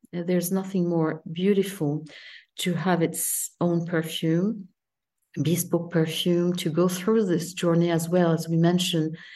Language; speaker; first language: English; non-native, fluent; French